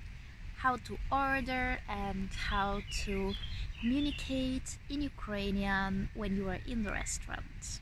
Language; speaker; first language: English; non-native, fluent; Ukrainian